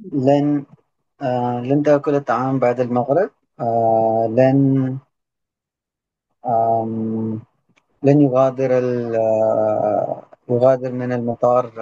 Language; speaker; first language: Arabic; non-native, learner; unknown